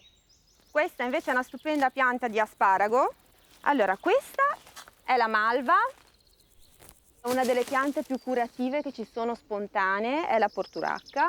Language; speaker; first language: Italian; native; Italian